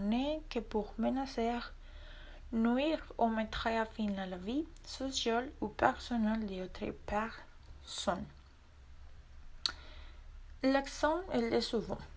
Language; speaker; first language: French; non-native, learner; Spanish